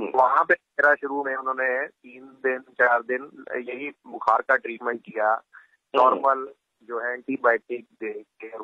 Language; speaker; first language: Hindi; native; Hindi